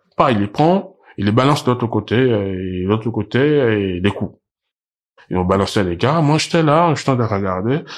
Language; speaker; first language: French; non-native, local second language; Portuguese